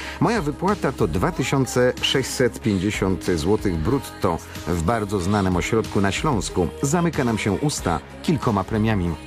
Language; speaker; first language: Polish; native; Polish